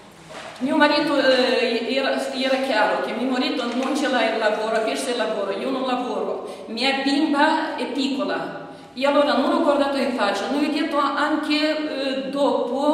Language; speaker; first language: Italian; non-native, fluent; Romanian